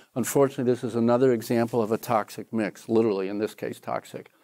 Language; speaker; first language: English; native; English